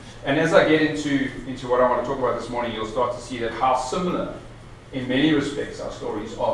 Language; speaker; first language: English; native; English